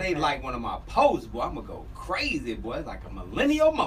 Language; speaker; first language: English; native; English